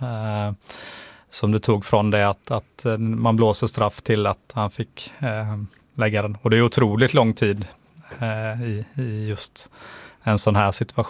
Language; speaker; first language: Swedish; native; Swedish